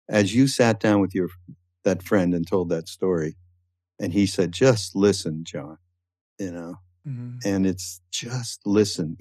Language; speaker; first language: English; native; English